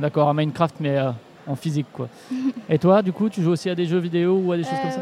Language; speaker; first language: French; native; French